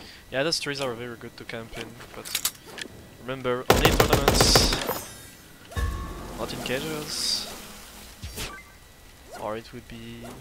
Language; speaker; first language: English; non-native, fluent; French